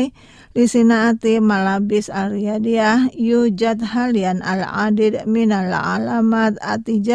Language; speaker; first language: Arabic; non-native, fluent; Indonesian